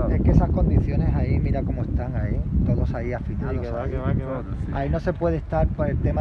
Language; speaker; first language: Spanish; native; Spanish